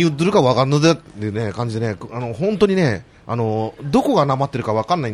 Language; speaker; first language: Japanese; native; Japanese